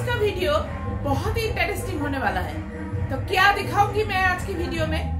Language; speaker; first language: Hindi; non-native, local second language; Bangla